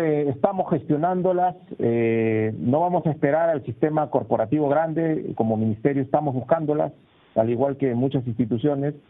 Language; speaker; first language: Spanish; native; Spanish